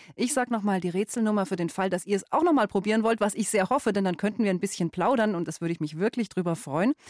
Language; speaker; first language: German; native; German